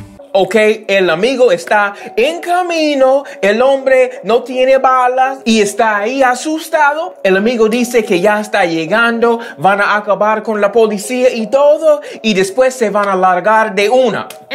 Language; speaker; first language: Spanish; non-native, fluent; English